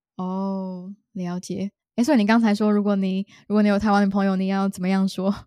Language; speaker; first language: Chinese; native; Chinese